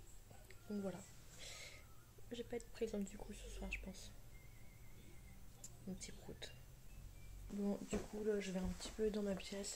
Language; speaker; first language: French; native; French